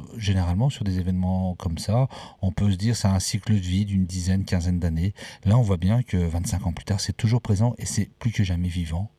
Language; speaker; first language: French; native; French